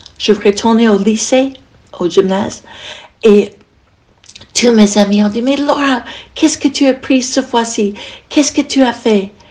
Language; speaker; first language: French; non-native, fluent; English